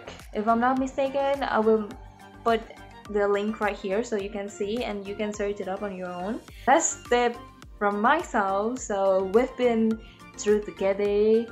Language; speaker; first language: English; non-native, learner; Indonesian